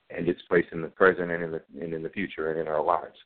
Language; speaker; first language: English; native; English